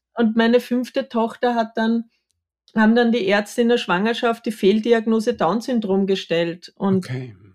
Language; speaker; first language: German; native; German